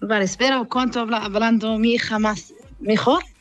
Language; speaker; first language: Spanish; non-native, learner; Arabic